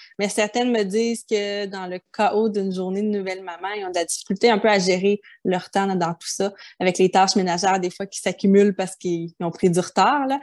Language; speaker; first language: French; native; French